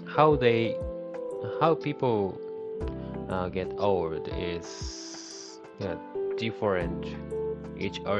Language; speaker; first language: English; non-native, learner; Japanese